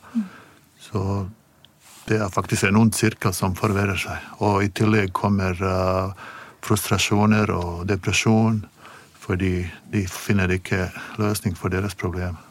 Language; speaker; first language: Norwegian; non-native, fluent; Bosnian